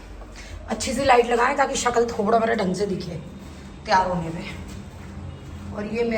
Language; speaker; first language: Hindi; native; Hindi